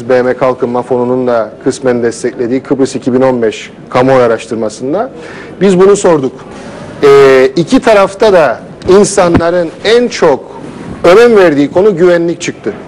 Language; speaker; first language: Turkish; native; Turkish